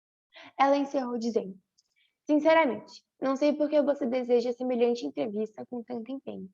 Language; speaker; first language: Portuguese; native; Portuguese